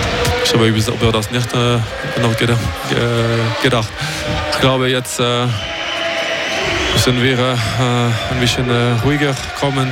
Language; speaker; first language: German; non-native, local second language; French